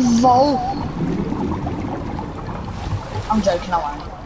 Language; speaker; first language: English; native; English